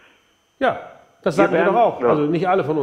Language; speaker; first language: German; native; German